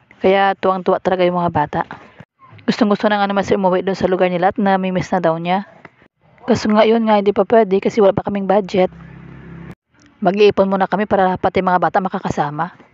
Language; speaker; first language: Filipino; non-native, local second language; Hiligaynon